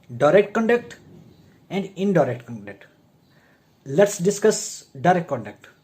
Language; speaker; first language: English; non-native, local second language; Hindi